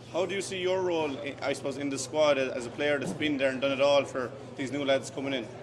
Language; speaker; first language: English; native; English